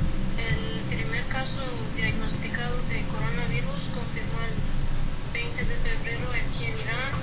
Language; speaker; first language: Spanish; non-native, learner; Persian